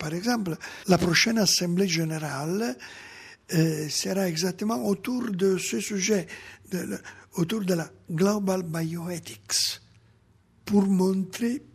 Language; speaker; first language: French; non-native, fluent; Italian